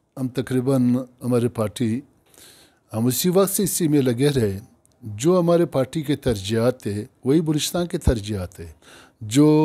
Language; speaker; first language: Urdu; non-native, local second language; Pashto